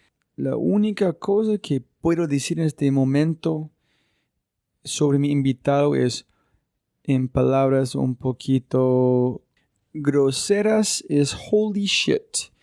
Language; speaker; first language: Spanish; non-native, fluent; English